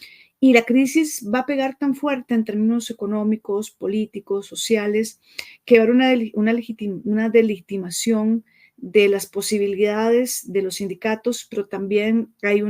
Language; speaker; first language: Spanish; native; Spanish